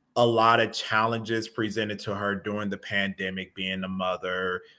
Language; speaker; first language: English; native; English